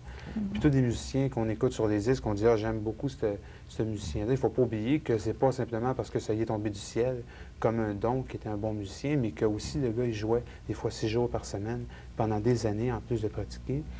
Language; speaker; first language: French; native; French